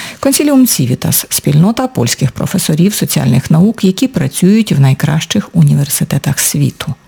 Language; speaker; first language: Ukrainian; native; Ukrainian